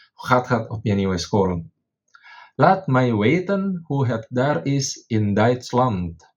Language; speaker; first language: Dutch; non-native, fluent; Indonesian